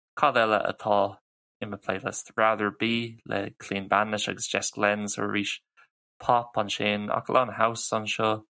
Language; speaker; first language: Irish; non-native, local second language; English